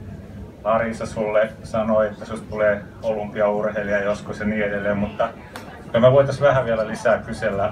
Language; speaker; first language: Finnish; native; Finnish